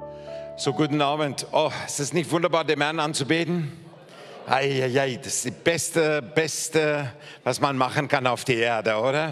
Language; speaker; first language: German; non-native, fluent; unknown